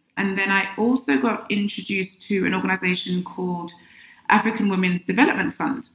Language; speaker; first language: English; native; English